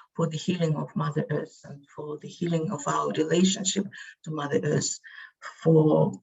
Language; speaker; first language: English; non-native, fluent; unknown